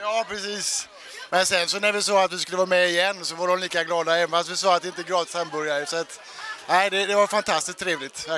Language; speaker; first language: Swedish; native; Swedish